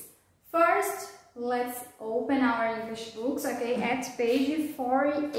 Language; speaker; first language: English; non-native, fluent; Portuguese